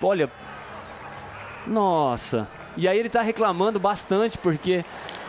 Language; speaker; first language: Portuguese; native; Portuguese